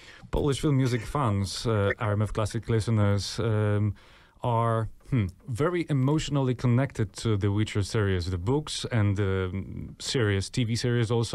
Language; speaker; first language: English; non-native, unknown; Polish